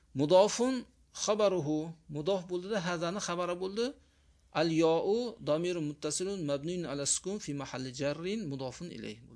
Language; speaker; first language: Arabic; non-native, fluent; Uzbek